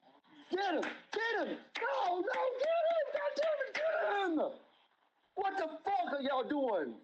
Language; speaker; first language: English; native; English